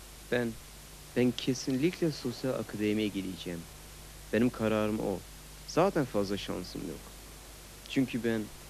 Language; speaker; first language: Turkish; early bilingual, other home language; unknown